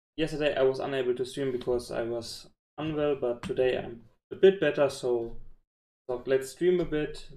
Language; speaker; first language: English; non-native, fluent; German